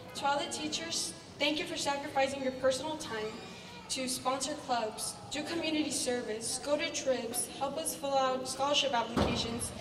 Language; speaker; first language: English; early bilingual, other home language; Spanish